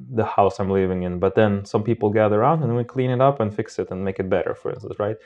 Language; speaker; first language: English; non-native, fluent; Romanian